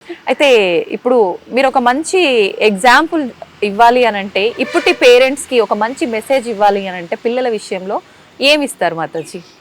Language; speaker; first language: Telugu; native; Telugu